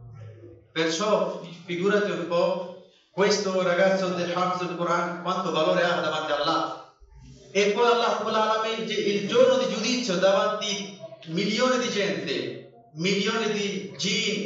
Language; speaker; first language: Italian; non-native, fluent; Bangla